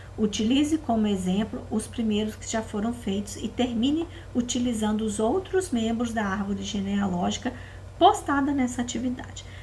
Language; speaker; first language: Portuguese; native; Portuguese